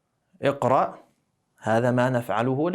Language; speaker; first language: Arabic; non-native, fluent; English